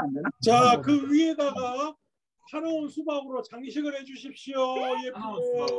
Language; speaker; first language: Korean; native; Korean